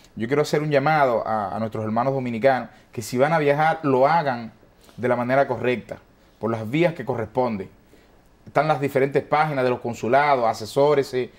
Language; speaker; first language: Spanish; native; Spanish